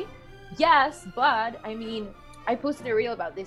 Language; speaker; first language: English; non-native, fluent; Spanish